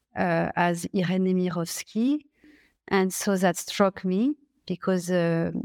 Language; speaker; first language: English; non-native, fluent; French